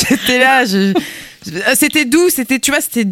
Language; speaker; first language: French; early bilingual, other home language; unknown